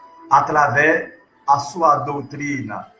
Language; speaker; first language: Portuguese; non-native, learner; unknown